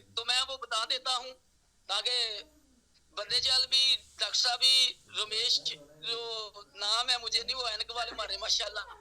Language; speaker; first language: Urdu; non-native, local second language; Punjabi